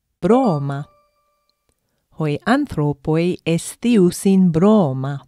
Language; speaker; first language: Greek; non-native, fluent; English